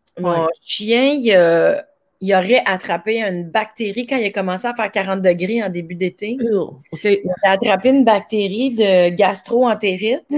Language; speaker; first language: French; native; French